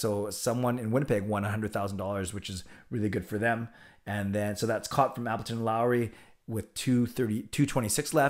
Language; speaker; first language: English; native; English